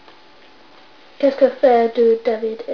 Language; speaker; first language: French; non-native, learner; English